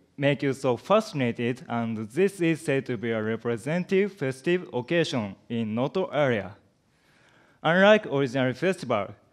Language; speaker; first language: English; non-native, learner; Japanese